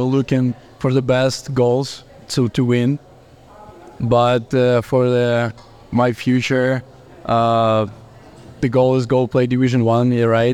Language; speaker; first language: English; non-native, fluent; Ukrainian